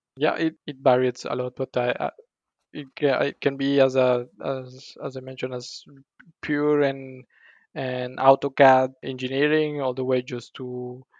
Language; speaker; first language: English; non-native, fluent; Spanish